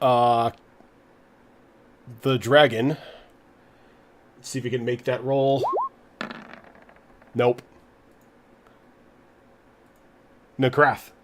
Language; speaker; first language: English; native; English